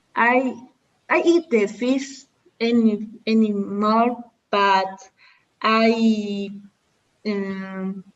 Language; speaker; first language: English; non-native, learner; Spanish